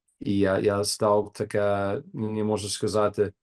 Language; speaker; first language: Ukrainian; non-native, learner; English